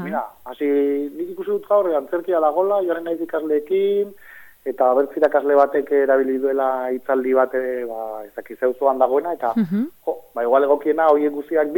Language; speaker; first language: Basque; native; Basque